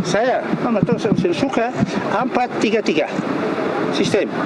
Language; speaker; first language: Indonesian; early bilingual, heritage; Indonesian